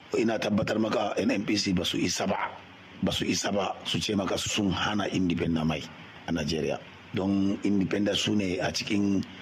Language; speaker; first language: Hausa; native; Hausa